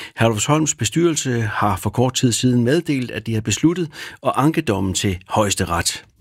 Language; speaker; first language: Danish; native; Danish